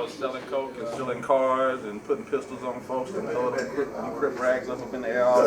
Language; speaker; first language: English; native; English